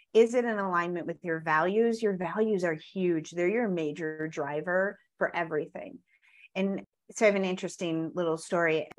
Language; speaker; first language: English; native; English